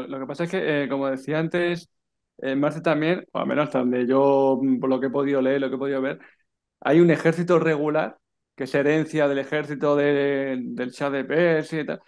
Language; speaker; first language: Spanish; native; Spanish